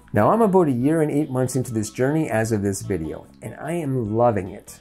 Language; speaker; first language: English; native; English